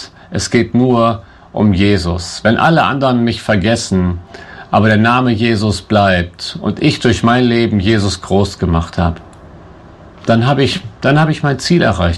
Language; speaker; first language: German; native; German